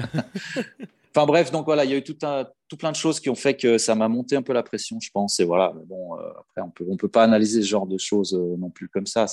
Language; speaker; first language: French; native; French